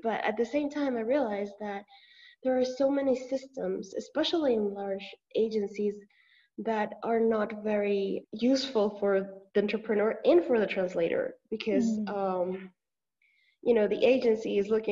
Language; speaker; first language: English; non-native, fluent; Spanish